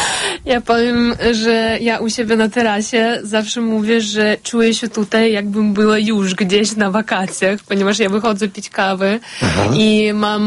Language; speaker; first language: Polish; non-native, fluent; Ukrainian